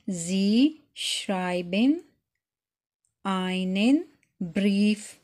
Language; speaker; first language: German; non-native, fluent; Urdu